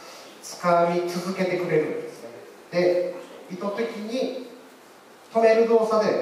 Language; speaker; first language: Japanese; native; Japanese